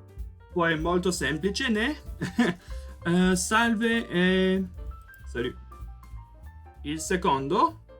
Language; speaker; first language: Italian; non-native, learner; Portuguese